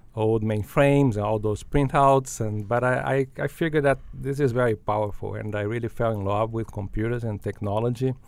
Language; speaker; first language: English; non-native, fluent; Portuguese